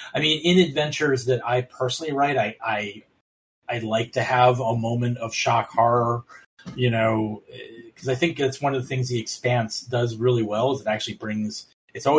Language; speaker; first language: English; native; English